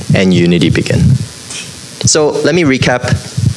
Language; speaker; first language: English; native; English